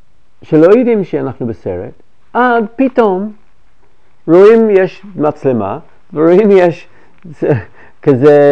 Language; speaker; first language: Hebrew; non-native, fluent; English